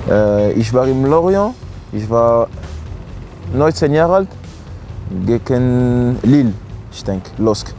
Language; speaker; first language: German; non-native, learner; French